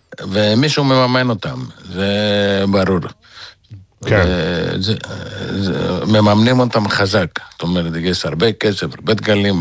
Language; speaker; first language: Hebrew; non-native, fluent; Greek